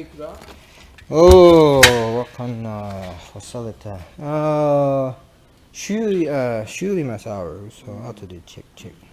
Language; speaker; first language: Japanese; non-native, learner; English